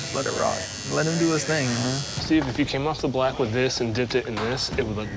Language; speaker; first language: English; native; English